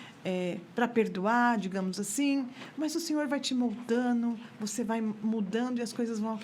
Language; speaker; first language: Portuguese; native; Portuguese